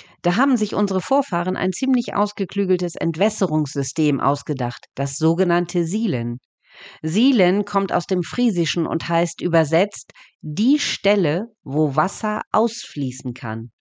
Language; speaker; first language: German; native; German